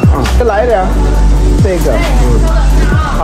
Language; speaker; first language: Chinese; non-native, fluent; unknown